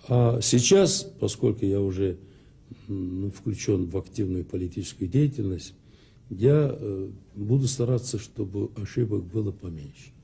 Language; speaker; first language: Russian; non-native, local second language; Azerbaijani